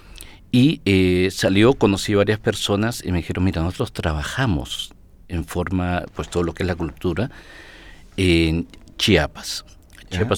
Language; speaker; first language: Spanish; native; Spanish